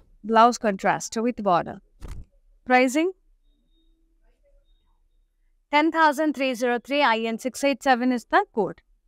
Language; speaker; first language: English; non-native, local second language; Telugu